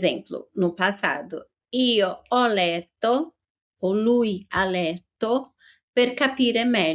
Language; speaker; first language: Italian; non-native, fluent; Portuguese